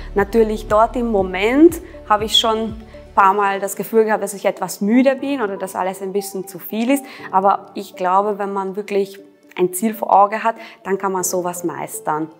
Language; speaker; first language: German; non-native, fluent; Hungarian